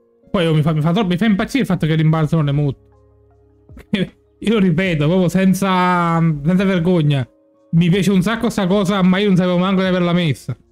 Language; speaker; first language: Italian; native; Italian